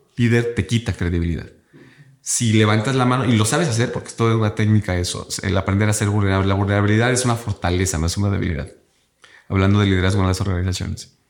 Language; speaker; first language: Spanish; native; Spanish